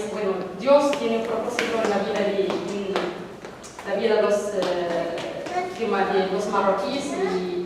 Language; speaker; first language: Spanish; non-native, learner; Arabic